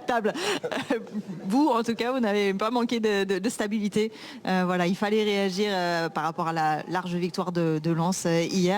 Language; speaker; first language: French; native; French